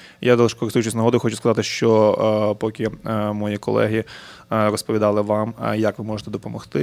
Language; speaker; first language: Ukrainian; native; Ukrainian